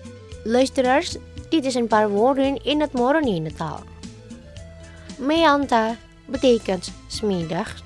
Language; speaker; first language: Dutch; non-native, fluent; Indonesian